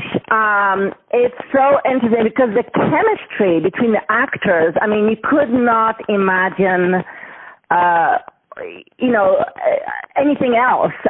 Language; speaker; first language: English; non-native, fluent; Polish